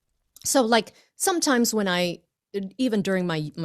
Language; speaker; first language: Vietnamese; early bilingual, heritage; English